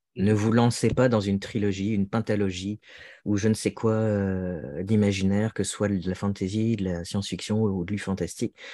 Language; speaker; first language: French; native; French